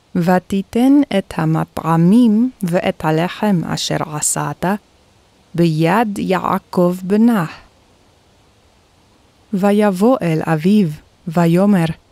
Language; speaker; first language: Hebrew; non-native, fluent; Korean